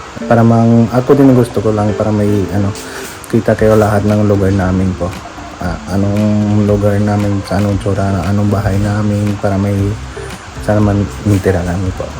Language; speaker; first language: Filipino; non-native, learner; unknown